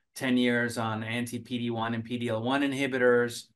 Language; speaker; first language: English; early bilingual, other home language; Finnish